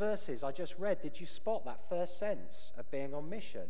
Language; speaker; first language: English; native; English